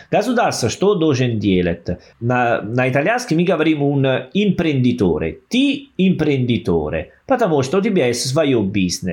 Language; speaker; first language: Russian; non-native, fluent; Italian